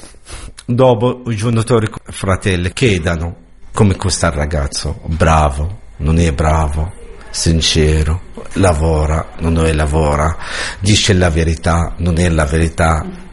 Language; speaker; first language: Italian; non-native, learner; Arabic